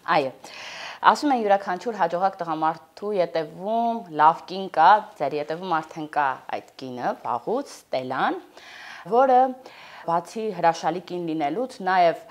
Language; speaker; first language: Armenian; native; Armenian